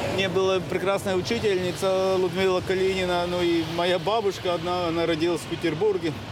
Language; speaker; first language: Russian; non-native, local second language; Latvian